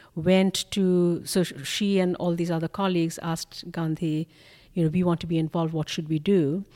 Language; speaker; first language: English; non-native, local second language; Bangla